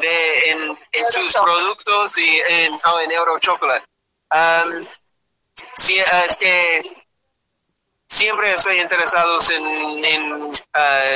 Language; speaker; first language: Spanish; non-native, learner; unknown